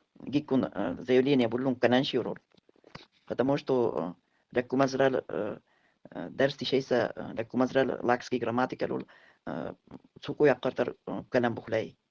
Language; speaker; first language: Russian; non-native, local second language; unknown